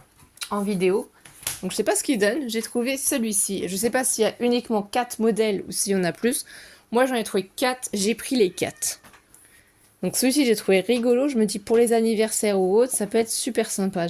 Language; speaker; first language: French; native; French